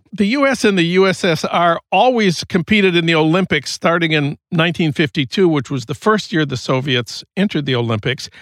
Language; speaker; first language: English; native; English